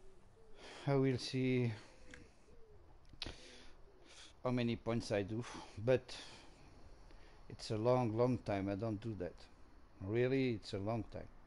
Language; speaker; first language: English; non-native, learner; Portuguese